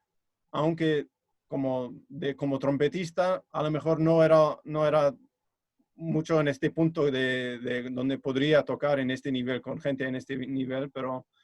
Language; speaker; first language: Spanish; non-native, fluent; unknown